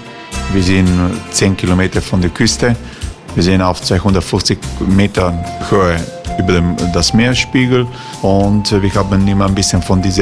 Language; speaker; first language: German; non-native, fluent; Croatian